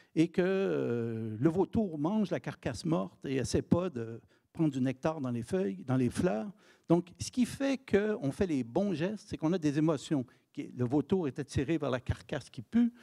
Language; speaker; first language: French; native; French